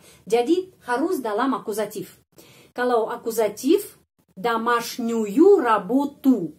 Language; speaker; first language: Indonesian; non-native, fluent; Russian